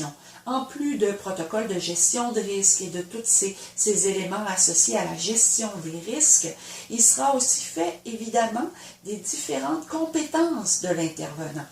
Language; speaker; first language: French; native; French